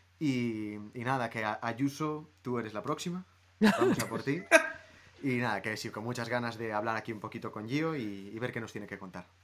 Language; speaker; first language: Spanish; native; Spanish